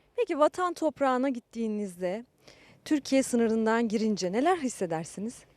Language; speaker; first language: Turkish; native; Turkish